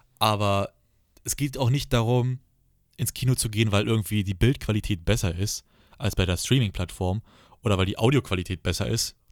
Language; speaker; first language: German; native; German